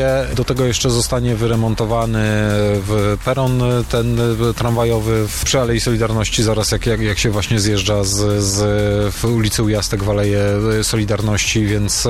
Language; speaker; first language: Polish; native; Polish